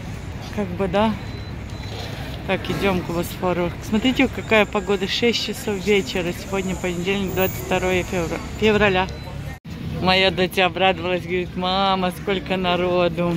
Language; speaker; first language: Russian; native; Russian